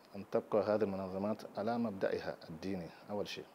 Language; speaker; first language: Arabic; non-native, fluent; Yoruba